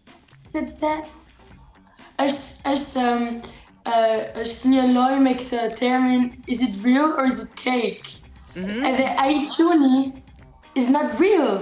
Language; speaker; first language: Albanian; early bilingual, heritage; Albanian